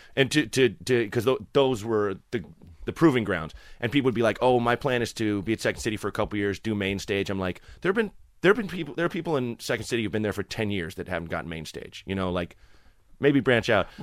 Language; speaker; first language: English; native; English